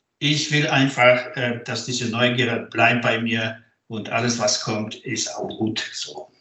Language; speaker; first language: German; non-native, fluent; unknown